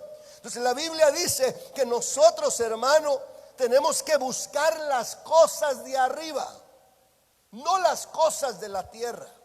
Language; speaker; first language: Spanish; native; Spanish